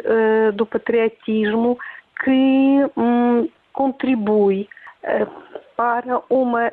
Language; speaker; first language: Portuguese; non-native, fluent; Russian